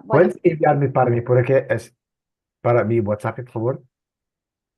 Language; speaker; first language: Spanish; non-native, fluent; Portuguese